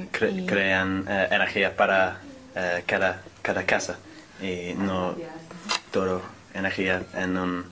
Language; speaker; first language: Spanish; non-native, learner; English